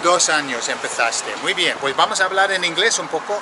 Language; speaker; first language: Spanish; non-native, fluent; English